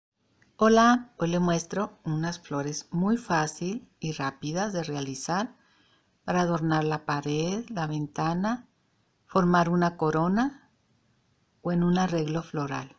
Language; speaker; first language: Spanish; native; Spanish